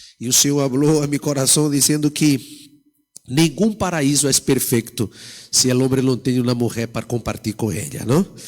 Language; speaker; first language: Portuguese; native; Portuguese